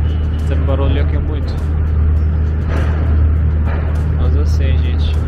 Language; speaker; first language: Portuguese; non-native, fluent; Arabic